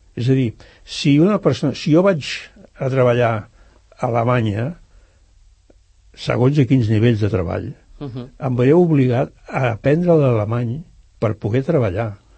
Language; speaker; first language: Catalan; native; Catalan